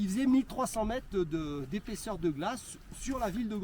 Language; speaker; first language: French; native; French